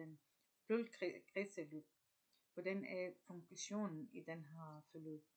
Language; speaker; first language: Danish; non-native, learner; Arabic